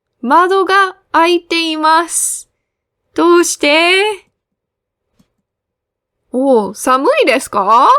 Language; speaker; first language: Japanese; non-native, fluent; English